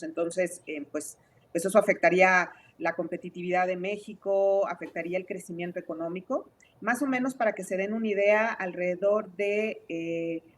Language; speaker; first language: Spanish; native; Spanish